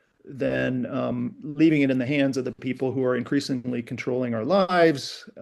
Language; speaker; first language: English; native; English